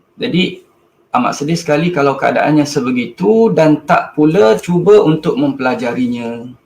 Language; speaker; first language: Malay; native; Malay